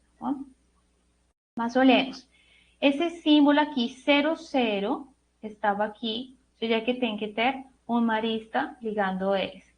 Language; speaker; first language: Portuguese; non-native, fluent; Spanish